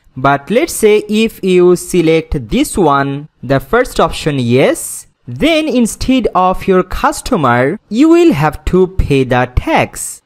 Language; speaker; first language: English; non-native, local second language; Bangla